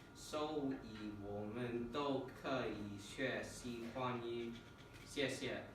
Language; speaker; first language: Chinese; non-native, learner; English